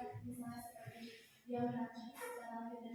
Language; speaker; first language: Indonesian; native; Indonesian